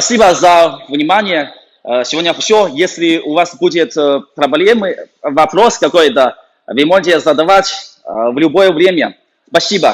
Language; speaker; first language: Russian; non-native, fluent; Chinese